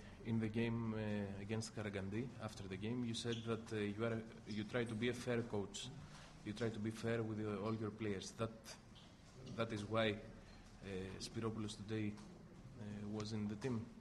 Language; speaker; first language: English; non-native, fluent; Greek